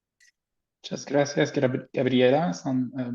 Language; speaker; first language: Spanish; non-native, fluent; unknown